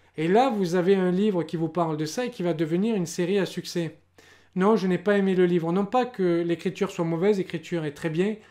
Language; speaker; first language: French; native; French